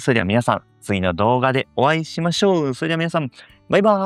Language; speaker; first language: Japanese; native; Japanese